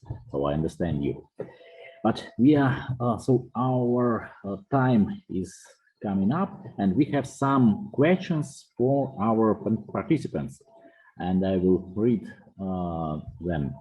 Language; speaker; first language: English; non-native, fluent; Russian